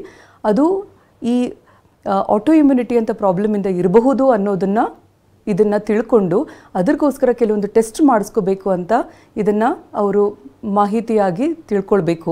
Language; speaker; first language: Kannada; native; Kannada